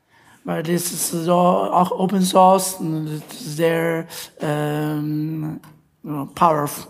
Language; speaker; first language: German; non-native, fluent; Chinese